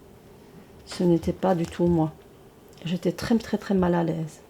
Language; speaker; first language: French; early bilingual, other home language; Chinese